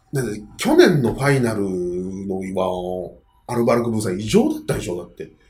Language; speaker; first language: Japanese; native; Japanese